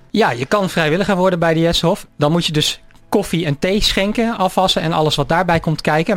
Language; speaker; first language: Dutch; native; Dutch